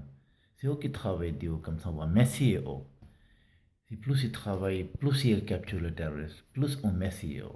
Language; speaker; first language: French; non-native, learner; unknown